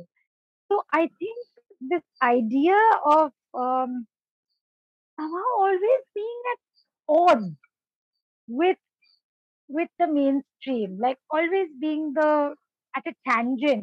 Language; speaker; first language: English; non-native, local second language; Bangla